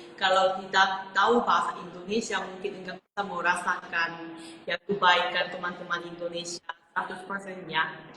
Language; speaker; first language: Indonesian; non-native, fluent; Korean